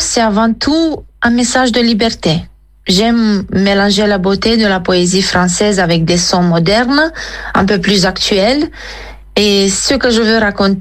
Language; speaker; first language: French; non-native, fluent; Romanian